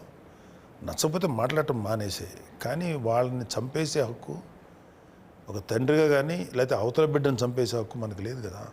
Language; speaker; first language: Telugu; native; Telugu